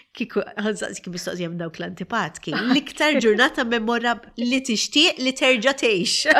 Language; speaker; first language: Maltese; native; Maltese